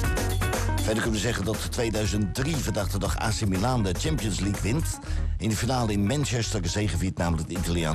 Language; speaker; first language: Dutch; native; Dutch